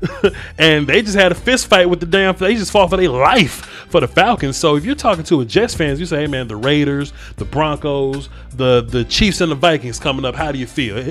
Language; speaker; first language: English; native; English